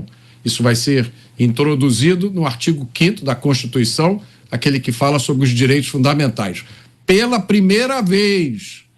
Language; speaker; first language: Portuguese; native; Portuguese